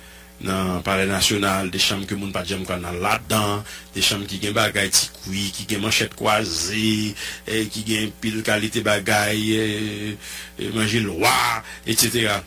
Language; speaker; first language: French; non-native, local second language; Haitian Creole